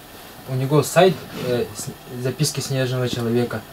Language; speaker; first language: Russian; native; Russian